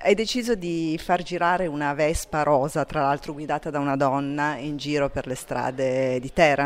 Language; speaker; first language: Italian; native; Italian